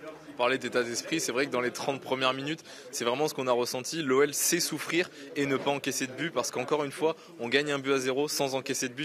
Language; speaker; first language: French; native; French